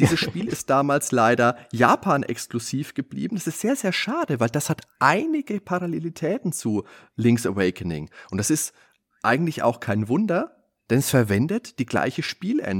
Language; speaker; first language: German; native; German